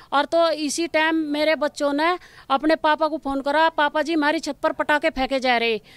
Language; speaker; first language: Hindi; native; Hindi